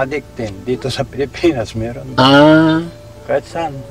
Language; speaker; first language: Filipino; non-native, learner; Japanese